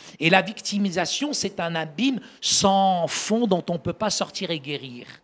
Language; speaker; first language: French; early bilingual, other home language; Arabic